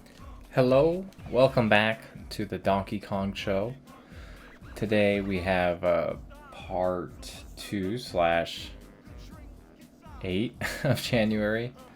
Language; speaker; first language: English; native; English